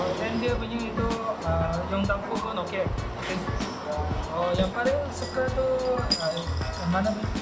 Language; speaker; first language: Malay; non-native, local second language; Cantonese